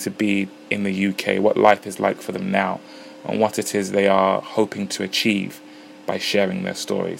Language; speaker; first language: English; non-native, local second language; Ganda